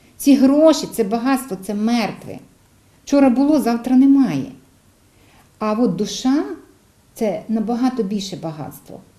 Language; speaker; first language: Ukrainian; native; Ukrainian